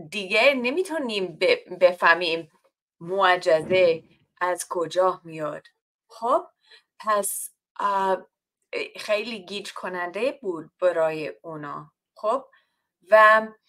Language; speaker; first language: Persian; non-native, fluent; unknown